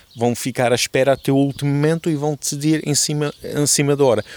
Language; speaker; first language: Portuguese; non-native, fluent; German